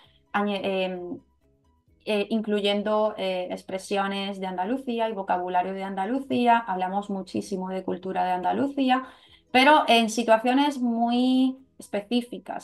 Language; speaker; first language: Spanish; native; Spanish